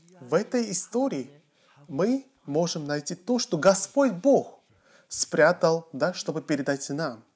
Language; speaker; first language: Russian; non-native, fluent; Korean